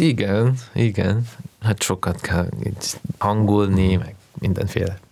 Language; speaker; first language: Hungarian; early bilingual, heritage; Hungarian